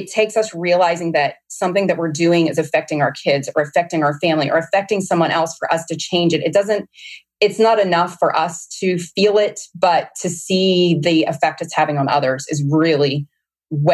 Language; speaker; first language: English; native; English